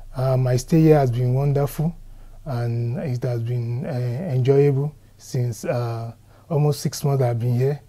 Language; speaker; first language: English; non-native, local second language; Yoruba